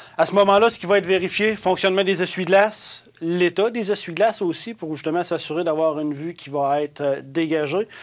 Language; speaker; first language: French; native; French